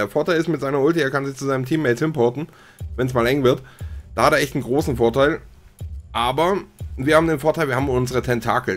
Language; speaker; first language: German; native; German